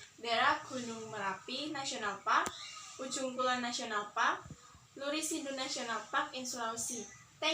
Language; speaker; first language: English; non-native, learner; Indonesian